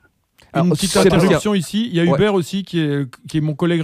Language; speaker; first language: French; native; French